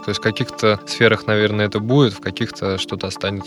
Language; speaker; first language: Russian; native; Russian